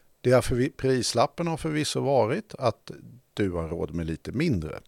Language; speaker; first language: Swedish; native; Swedish